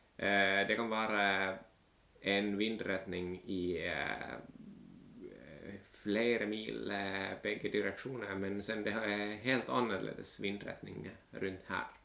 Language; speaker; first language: Norwegian; non-native, fluent; Finnish